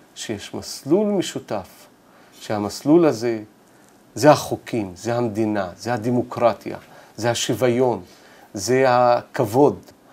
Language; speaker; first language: Hebrew; non-native, local second language; Arabic